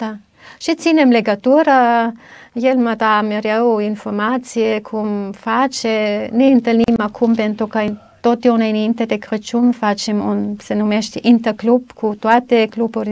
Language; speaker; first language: Romanian; non-native, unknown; German